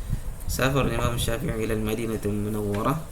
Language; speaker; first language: Arabic; non-native, fluent; Indonesian